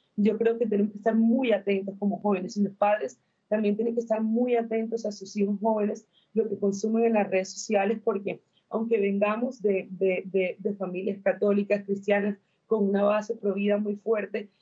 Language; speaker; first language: Spanish; native; Spanish